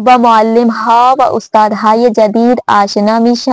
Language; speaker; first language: Persian; non-native, fluent; Urdu